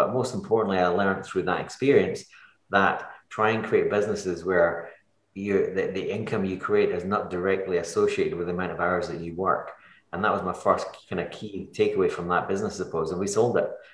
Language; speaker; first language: English; native; English